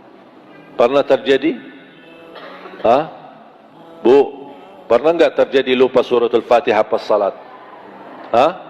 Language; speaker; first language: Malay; non-native, fluent; Arabic